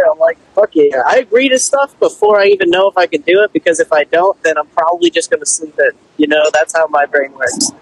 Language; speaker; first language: English; native; English